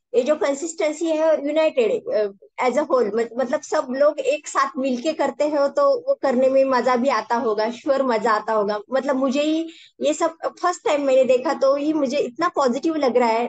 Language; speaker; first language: Hindi; non-native, local second language; Marathi